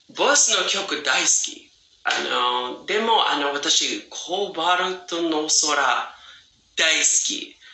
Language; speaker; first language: Japanese; non-native, fluent; English